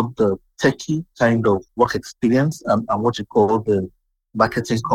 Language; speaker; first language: English; non-native, local second language; Yoruba